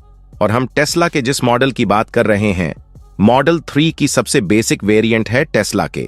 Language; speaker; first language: Hindi; native; Hindi